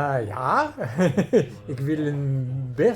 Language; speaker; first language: Dutch; non-native, learner; French